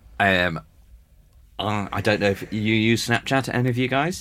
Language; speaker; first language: English; early bilingual, other home language; Spanish